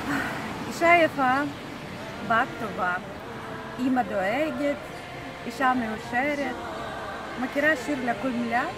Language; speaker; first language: Hebrew; non-native, learner; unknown